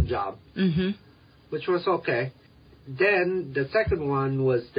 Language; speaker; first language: English; early bilingual, other home language; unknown